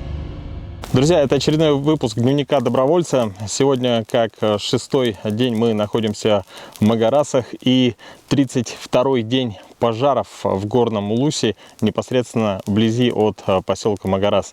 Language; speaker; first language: Russian; native; Russian